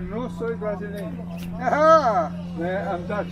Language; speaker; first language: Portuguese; non-native, fluent; Dutch